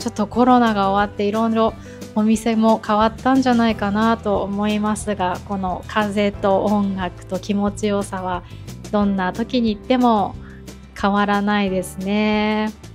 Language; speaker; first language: Japanese; native; Japanese